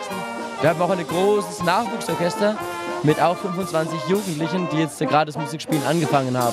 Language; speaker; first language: German; native; German